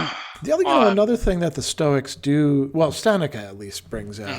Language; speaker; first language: English; native; English